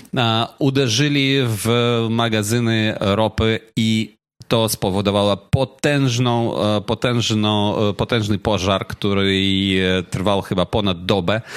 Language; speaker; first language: Polish; non-native, fluent; Ukrainian